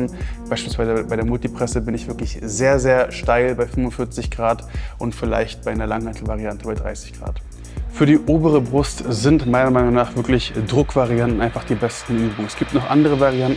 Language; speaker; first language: German; native; German